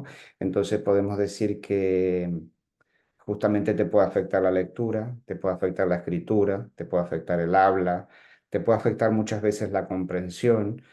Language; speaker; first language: Spanish; native; Spanish